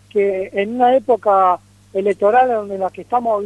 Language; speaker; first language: Spanish; native; Spanish